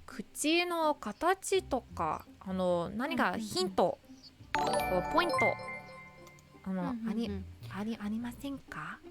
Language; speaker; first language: Japanese; non-native, learner; English